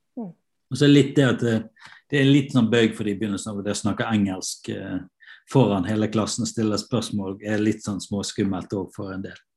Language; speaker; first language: Norwegian; native; Norwegian